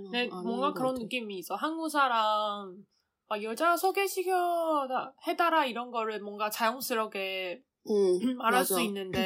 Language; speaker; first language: Korean; non-native, learner; Chinese